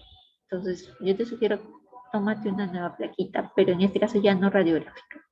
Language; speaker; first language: Spanish; native; Spanish